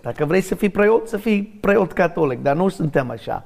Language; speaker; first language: Romanian; non-native, learner; English